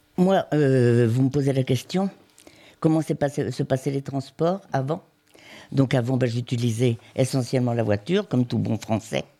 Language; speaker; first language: French; native; French